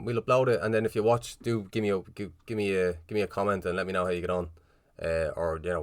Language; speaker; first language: English; native; English